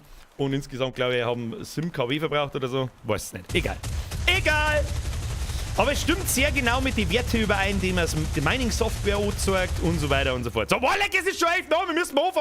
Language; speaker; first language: German; native; German